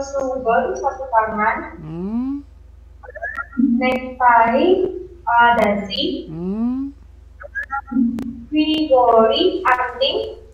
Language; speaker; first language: Korean; non-native, learner; Indonesian